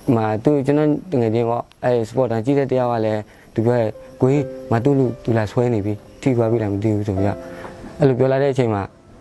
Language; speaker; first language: Burmese; non-native, local second language; S'gaw Karen